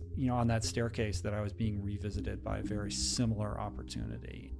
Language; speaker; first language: English; native; English